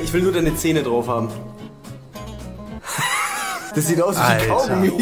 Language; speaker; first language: German; native; German